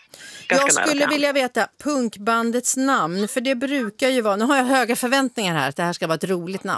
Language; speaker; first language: Swedish; native; Swedish